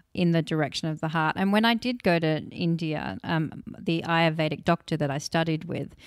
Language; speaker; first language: English; early bilingual, other home language; Hindi